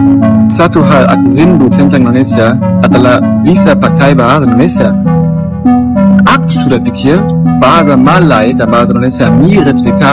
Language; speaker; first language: Indonesian; non-native, learner; German